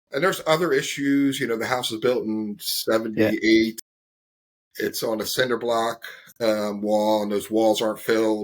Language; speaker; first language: English; native; English